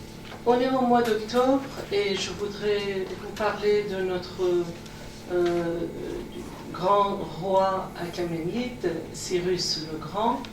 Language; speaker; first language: French; non-native, fluent; Persian